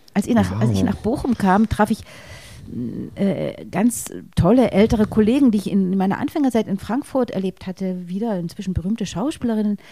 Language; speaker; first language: German; native; German